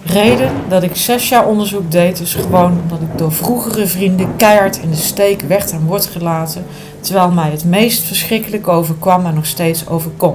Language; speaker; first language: Dutch; native; Dutch